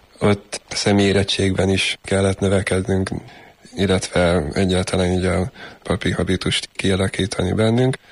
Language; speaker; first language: Hungarian; native; Hungarian